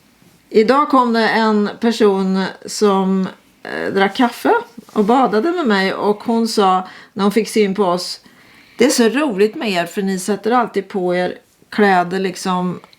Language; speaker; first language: Swedish; native; Swedish